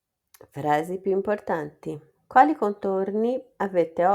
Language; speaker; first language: Italian; non-native, fluent; Portuguese